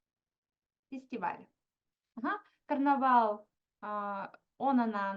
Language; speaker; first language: Russian; non-native, fluent; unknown